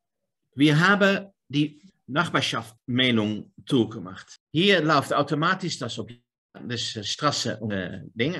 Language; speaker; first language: German; non-native, learner; Dutch